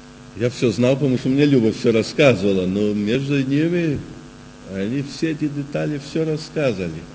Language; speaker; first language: Russian; early bilingual, heritage; Russian